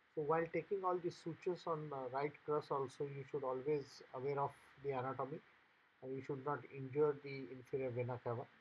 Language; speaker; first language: English; non-native, local second language; Marathi